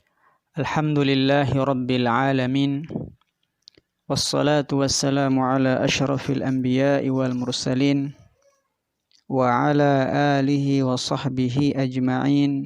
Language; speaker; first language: Arabic; non-native, fluent; Indonesian